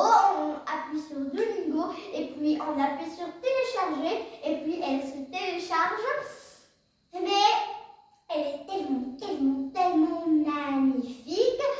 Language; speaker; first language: French; non-native, learner; Arabic